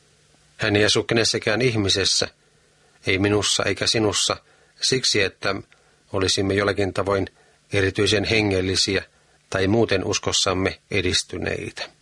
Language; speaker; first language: Finnish; native; Finnish